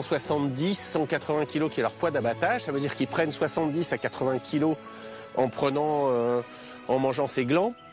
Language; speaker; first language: French; native; French